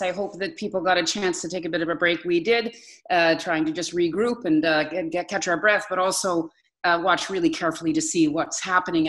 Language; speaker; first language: English; native; English